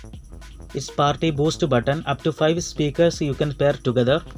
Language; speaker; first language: English; non-native, local second language; Malayalam